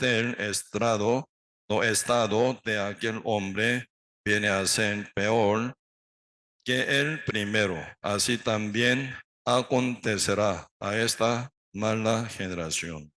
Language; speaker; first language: Spanish; non-native, learner; Korean